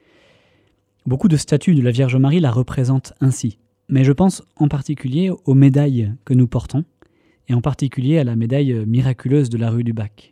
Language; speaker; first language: French; native; French